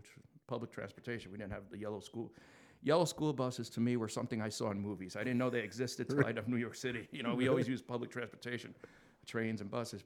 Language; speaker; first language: English; native; English